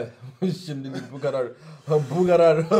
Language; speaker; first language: Turkish; non-native, learner; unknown